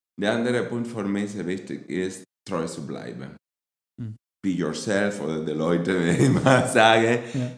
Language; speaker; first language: German; non-native, fluent; Spanish